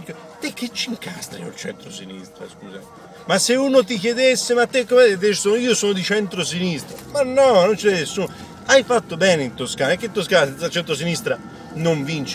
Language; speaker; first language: Italian; native; Italian